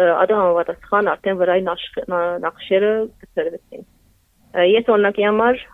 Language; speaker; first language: Armenian; early bilingual, heritage; Armenian